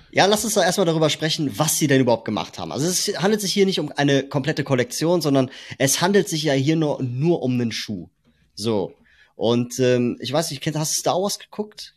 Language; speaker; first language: German; native; German